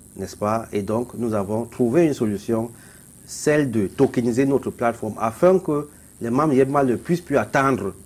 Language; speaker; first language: French; non-native, local second language; Basaa